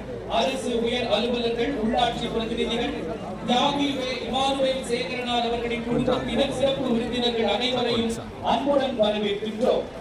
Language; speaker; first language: Tamil; native; Tamil